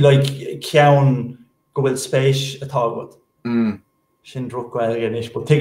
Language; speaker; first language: Irish; non-native, local second language; English